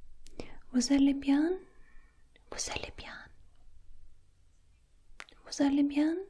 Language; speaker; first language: French; non-native, learner; Russian